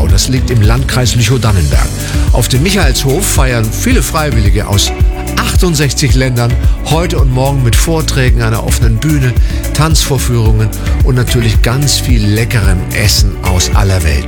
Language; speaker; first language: German; native; German